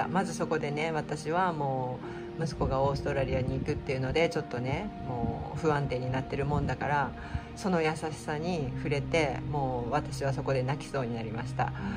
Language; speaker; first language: Japanese; native; Japanese